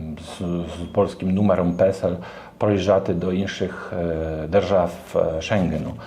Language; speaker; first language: Ukrainian; non-native, learner; Polish